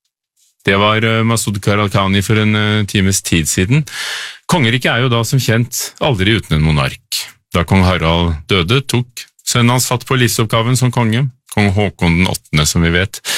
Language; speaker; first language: Norwegian; native; Norwegian